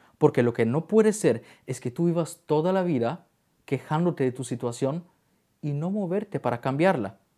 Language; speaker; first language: Spanish; non-native, fluent; Bulgarian